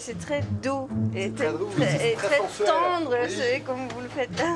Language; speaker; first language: French; non-native, learner; Dutch